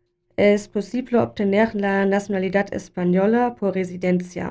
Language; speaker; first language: Spanish; non-native, learner; German